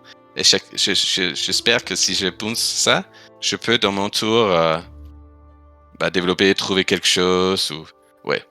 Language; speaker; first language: French; non-native, fluent; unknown